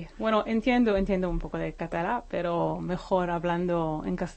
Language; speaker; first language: Spanish; non-native, fluent; Hebrew